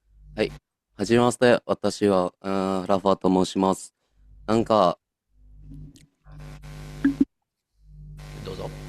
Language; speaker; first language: Japanese; non-native, fluent; Indonesian